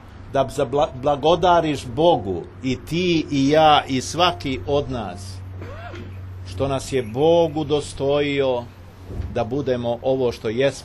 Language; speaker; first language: Serbian; native; Serbian